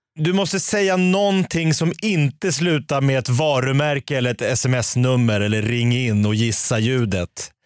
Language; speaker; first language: Swedish; native; Swedish